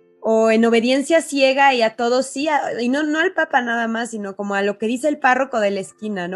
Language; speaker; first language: Spanish; native; Spanish